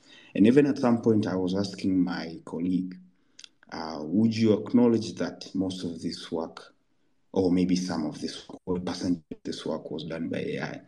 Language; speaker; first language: English; non-native, local second language; Swahili